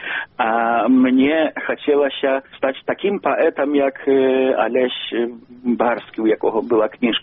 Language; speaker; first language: Belarusian; non-native, local second language; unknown